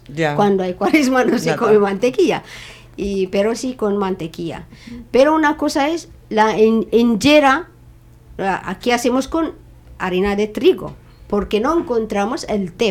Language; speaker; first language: Spanish; non-native, learner; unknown